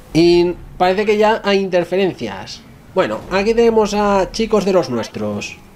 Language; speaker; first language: Spanish; native; Spanish